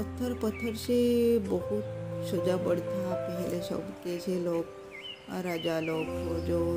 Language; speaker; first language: Hindi; non-native, local second language; Odia